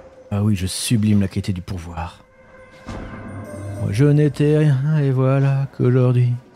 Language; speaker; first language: French; native; French